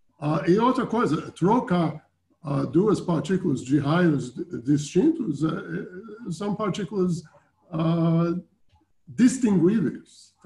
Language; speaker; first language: Portuguese; non-native, fluent; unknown